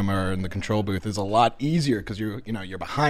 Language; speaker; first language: English; native; English